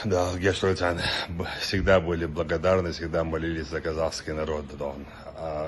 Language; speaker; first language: Russian; non-native, local second language; Chechen